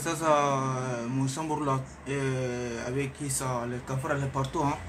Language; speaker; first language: French; non-native, learner; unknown